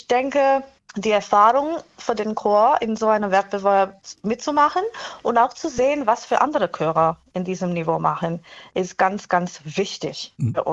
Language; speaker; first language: German; non-native, fluent; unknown